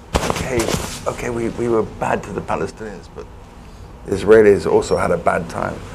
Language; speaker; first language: English; native; English